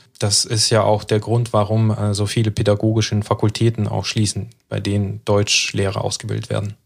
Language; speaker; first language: German; early bilingual, other home language; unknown